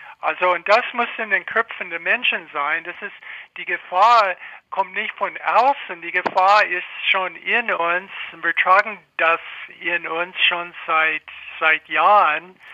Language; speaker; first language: German; non-native, fluent; English